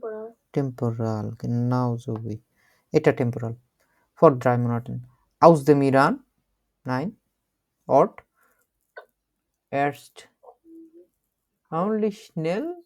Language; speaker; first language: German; non-native, learner; Bangla